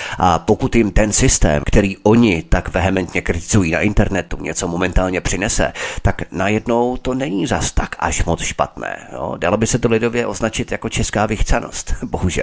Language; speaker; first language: Czech; native; Czech